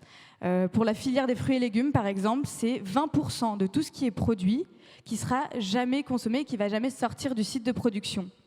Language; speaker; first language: French; native; French